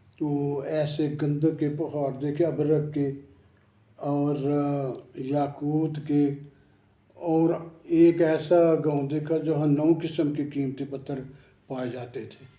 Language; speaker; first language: Urdu; non-native, local second language; Punjabi